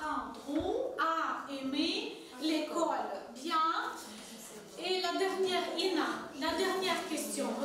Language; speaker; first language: French; non-native, fluent; Ukrainian